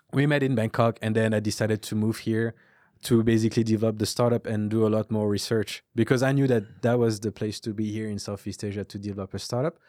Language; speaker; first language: English; non-native, fluent; French